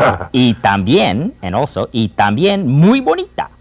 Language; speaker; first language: Spanish; non-native, fluent; English